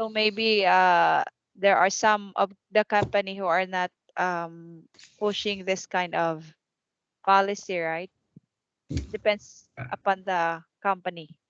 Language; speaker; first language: English; non-native, fluent; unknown